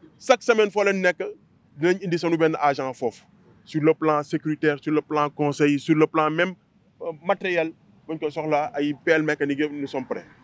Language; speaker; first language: Wolof; native; Wolof